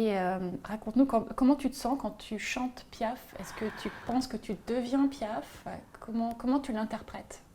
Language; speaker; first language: French; native; French